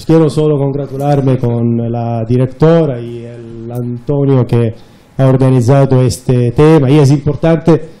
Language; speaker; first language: Spanish; non-native, fluent; Italian